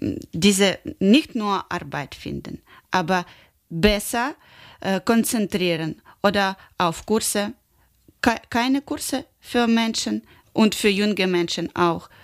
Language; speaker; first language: German; non-native, learner; Ukrainian